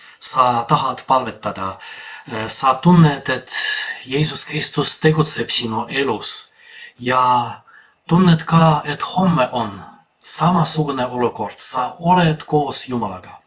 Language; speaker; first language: Estonian; non-native, fluent; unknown